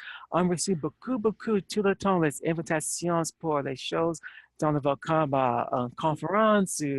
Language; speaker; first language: French; non-native, learner; English